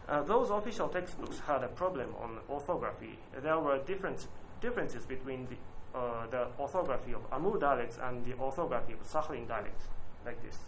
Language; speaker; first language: English; non-native, learner; Japanese